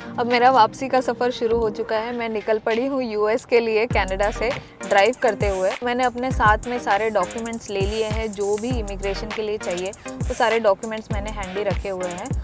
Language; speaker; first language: Hindi; native; Hindi